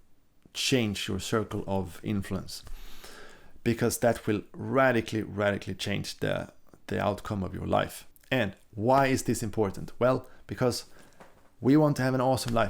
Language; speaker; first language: English; non-native, fluent; Swedish